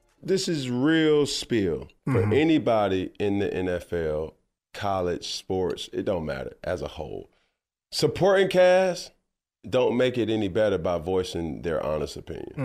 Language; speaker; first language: English; native; English